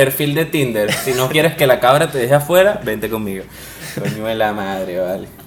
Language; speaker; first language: Spanish; native; Spanish